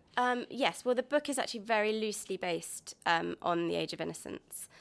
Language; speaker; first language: English; native; English